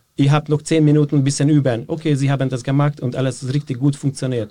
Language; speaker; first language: German; non-native, fluent; Hungarian